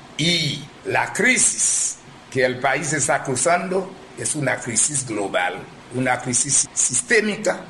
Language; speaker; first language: Spanish; non-native, fluent; Haitian Creole